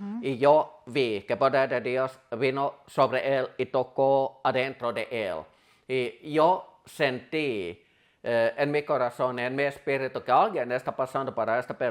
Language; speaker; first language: Spanish; non-native, fluent; Finnish